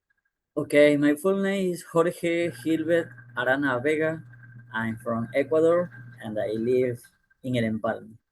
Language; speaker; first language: English; non-native, fluent; Spanish